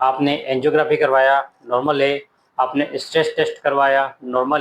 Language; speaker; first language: Hindi; native; Hindi